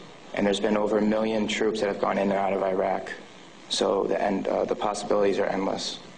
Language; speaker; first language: English; native; English